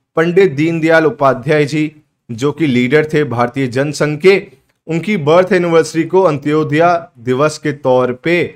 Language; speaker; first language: Hindi; native; Hindi